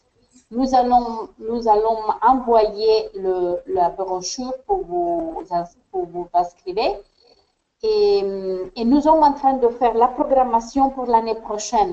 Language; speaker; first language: French; non-native, fluent; Spanish